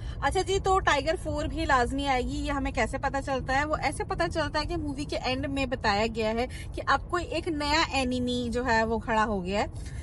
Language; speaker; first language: Urdu; native; Urdu